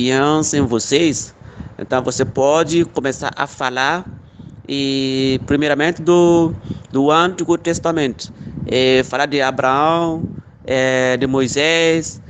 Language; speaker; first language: Portuguese; non-native, local second language; Fula